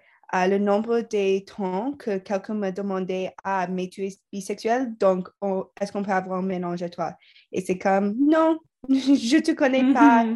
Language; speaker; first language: French; non-native, learner; English